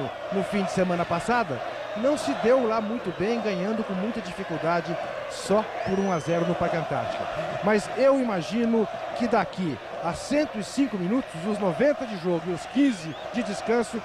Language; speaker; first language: Portuguese; native; Portuguese